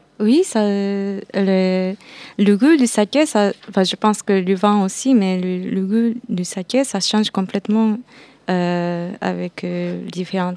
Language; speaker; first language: French; non-native, fluent; Japanese